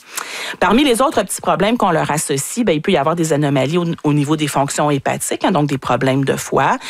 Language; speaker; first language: French; native; French